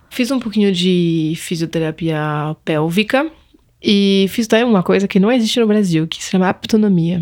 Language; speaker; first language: Portuguese; non-native, fluent; French